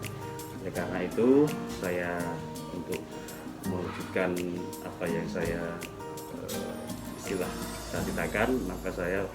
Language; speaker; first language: Indonesian; native; Indonesian